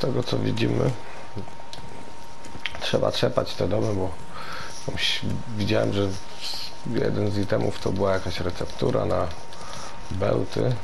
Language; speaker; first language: Polish; native; Polish